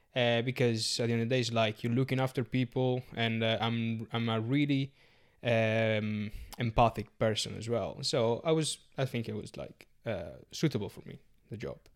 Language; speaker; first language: English; non-native, learner; Italian